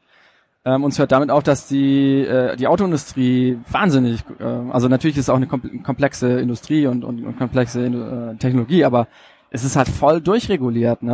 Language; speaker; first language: German; native; German